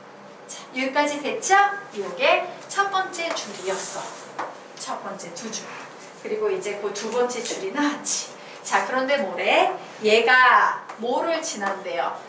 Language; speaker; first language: Korean; native; Korean